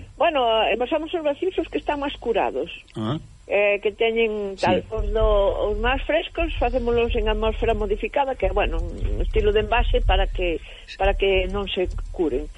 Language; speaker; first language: Galician; native; Galician